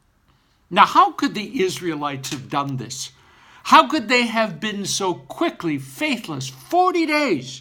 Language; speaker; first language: English; native; English